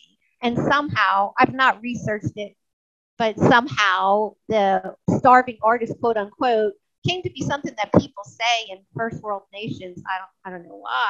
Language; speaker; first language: English; native; English